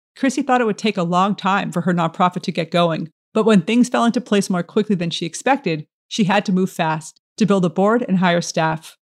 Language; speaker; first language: English; native; English